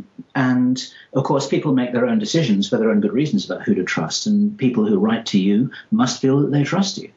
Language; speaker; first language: English; native; English